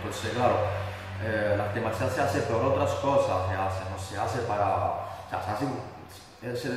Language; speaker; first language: Spanish; non-native, fluent; Italian